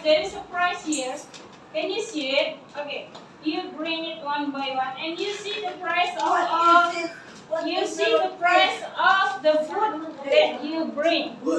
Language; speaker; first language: English; non-native, learner; Indonesian